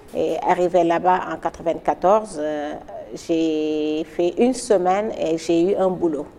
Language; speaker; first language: French; non-native, local second language; Wolof